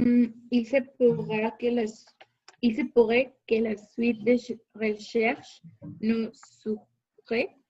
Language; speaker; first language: French; non-native, fluent; Spanish